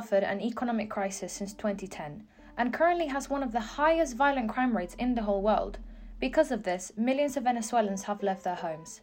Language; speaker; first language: English; non-native, fluent; Spanish